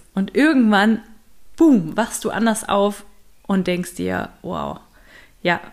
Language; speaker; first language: German; native; German